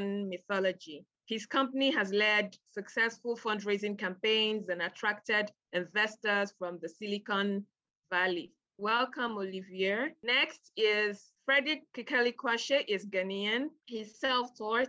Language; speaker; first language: English; non-native, local second language; Yoruba